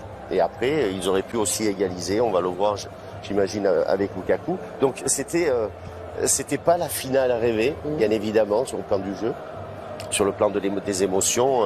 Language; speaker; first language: French; native; French